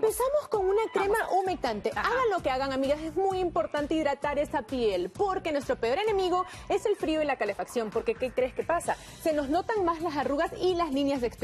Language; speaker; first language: Spanish; native; Spanish